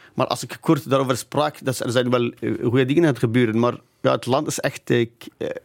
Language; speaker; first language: Dutch; non-native, fluent; Kurdish